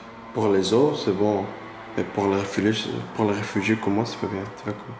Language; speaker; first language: French; non-native, learner; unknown